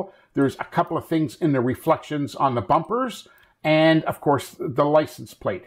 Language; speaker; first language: English; native; English